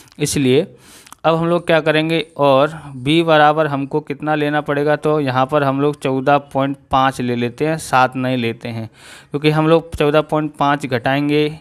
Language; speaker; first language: Hindi; non-native, local second language; Gujarati